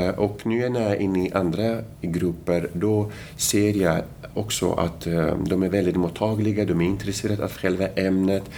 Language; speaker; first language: Swedish; non-native, fluent; Arabic